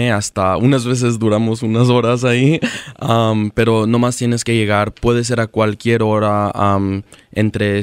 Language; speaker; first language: Spanish; early bilingual, other home language; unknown